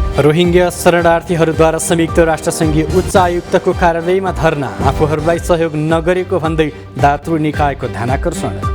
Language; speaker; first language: Nepali; native; Nepali